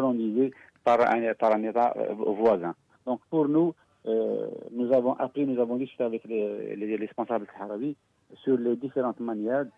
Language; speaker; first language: French; non-native, local second language; Arabic